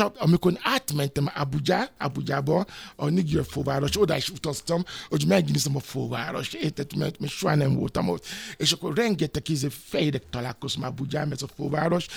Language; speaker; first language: Hungarian; non-native, learner; Yoruba